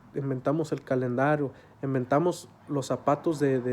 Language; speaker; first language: Spanish; early bilingual, other home language; English